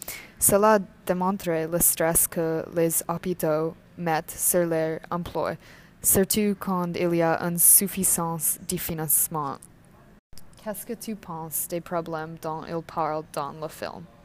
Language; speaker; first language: French; non-native, learner; English